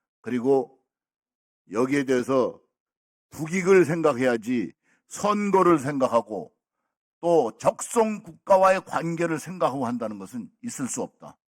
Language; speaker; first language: Korean; native; Korean